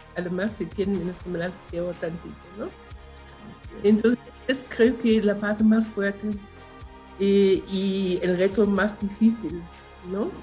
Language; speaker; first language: Spanish; non-native, fluent; German